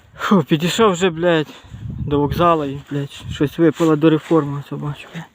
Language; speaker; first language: Ukrainian; native; Ukrainian